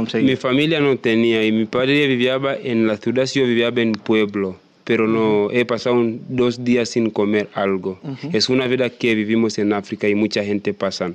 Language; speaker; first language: Spanish; non-native, learner; Masai